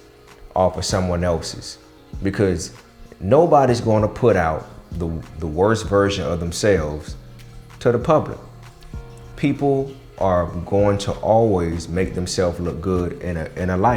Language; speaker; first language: English; native; English